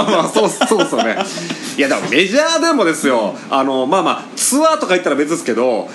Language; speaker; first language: Japanese; native; Japanese